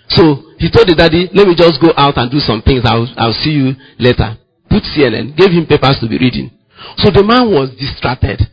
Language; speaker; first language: English; non-native, local second language; Igbo